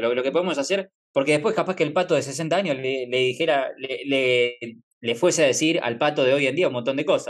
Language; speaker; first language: Spanish; native; Spanish